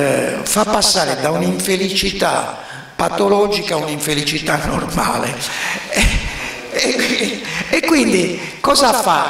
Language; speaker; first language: Italian; native; Italian